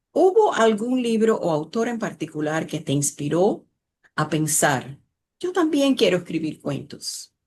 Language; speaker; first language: Spanish; early bilingual, other home language; English